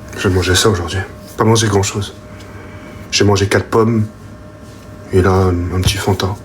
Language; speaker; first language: French; early bilingual, other home language; Arabic